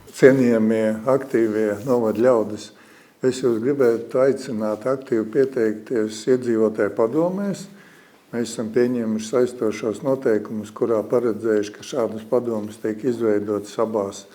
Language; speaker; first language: Latvian; native; Latvian